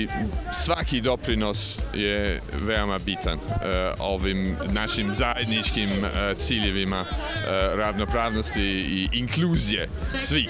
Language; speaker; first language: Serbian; non-native, fluent; English